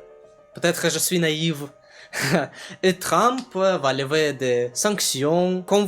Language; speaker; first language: French; non-native, learner; Russian